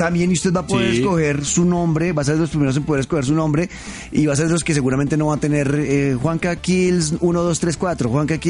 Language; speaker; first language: Spanish; native; Spanish